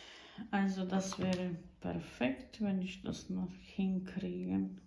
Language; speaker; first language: German; non-native, fluent; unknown